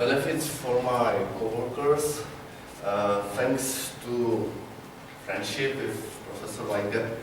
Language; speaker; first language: English; non-native, learner; Czech